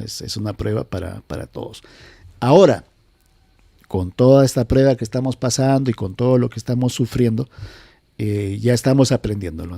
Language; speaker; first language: Spanish; native; Spanish